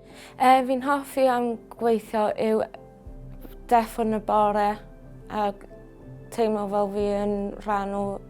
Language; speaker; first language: Welsh; non-native, local second language; English